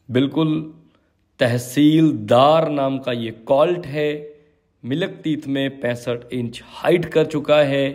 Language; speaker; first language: Hindi; native; Hindi